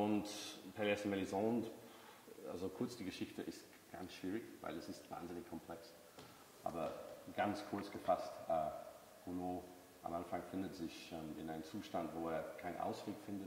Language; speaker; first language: German; non-native, fluent; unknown